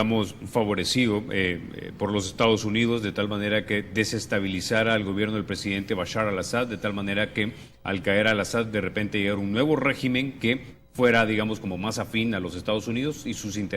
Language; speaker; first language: Spanish; native; Spanish